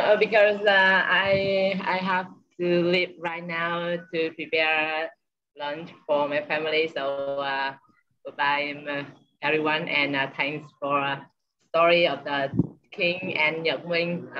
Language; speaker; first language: English; non-native, learner; Vietnamese